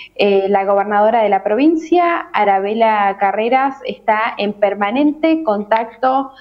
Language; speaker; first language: Spanish; native; Spanish